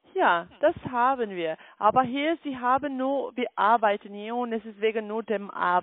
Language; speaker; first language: German; non-native, learner; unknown